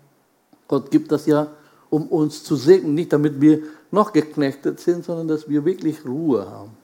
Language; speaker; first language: German; non-native, fluent; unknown